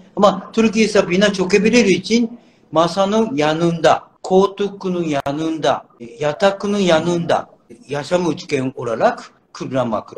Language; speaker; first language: Turkish; non-native, learner; Japanese